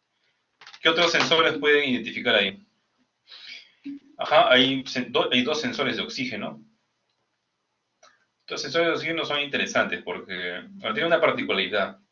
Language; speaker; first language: Spanish; native; Spanish